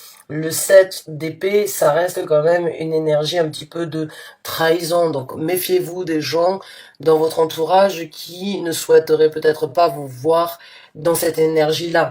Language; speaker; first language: French; native; French